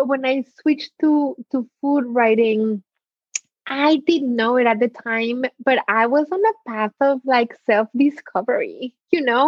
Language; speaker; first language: English; non-native, fluent; Spanish